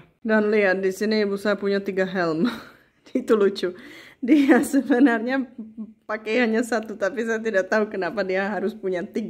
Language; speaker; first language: Indonesian; non-native, fluent; Czech